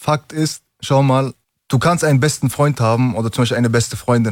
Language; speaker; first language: German; early bilingual, other home language; Turkish